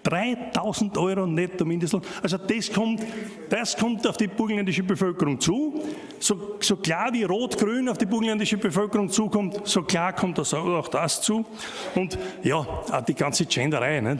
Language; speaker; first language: German; native; German